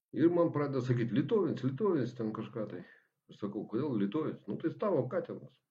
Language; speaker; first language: Lithuanian; non-native, local second language; Russian